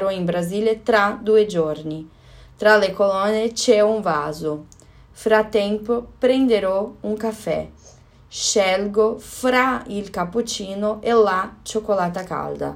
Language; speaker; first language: Italian; non-native, learner; Portuguese